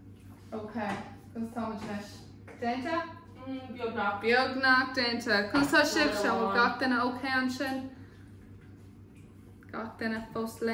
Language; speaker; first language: Irish; non-native, local second language; English